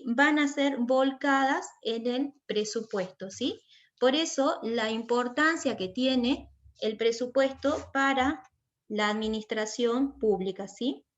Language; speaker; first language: Spanish; native; Spanish